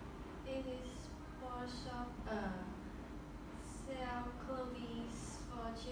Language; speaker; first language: English; non-native, learner; Vietnamese